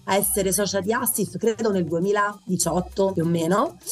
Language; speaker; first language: Italian; native; Italian